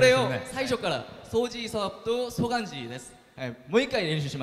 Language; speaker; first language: Japanese; non-native, learner; Korean